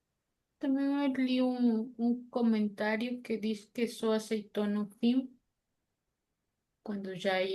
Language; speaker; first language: Spanish; non-native, learner; Portuguese